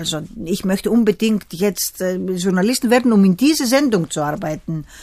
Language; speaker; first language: German; early bilingual, other home language; Greek